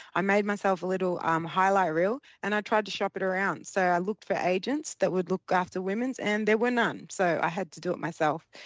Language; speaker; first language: English; early bilingual, other home language; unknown